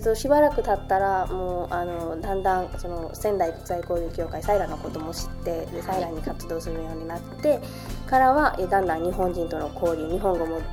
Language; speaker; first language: Japanese; non-native, fluent; Bangla